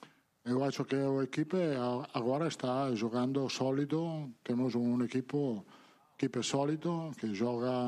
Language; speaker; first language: Portuguese; non-native, fluent; Italian